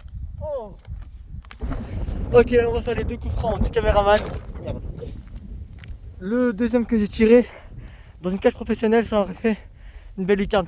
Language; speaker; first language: French; native; French